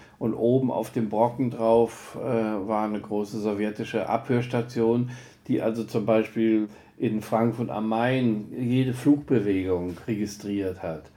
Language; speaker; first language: German; native; German